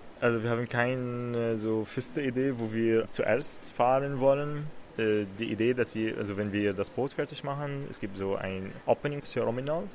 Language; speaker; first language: German; non-native, learner; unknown